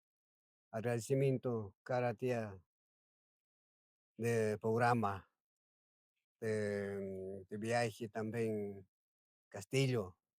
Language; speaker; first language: Spanish; non-native, local second language; Quechua